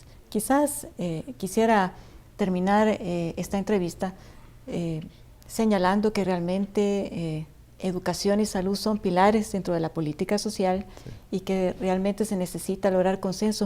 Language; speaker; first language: Spanish; native; Spanish